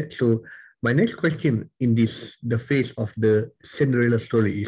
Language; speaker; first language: English; non-native, local second language; Tamil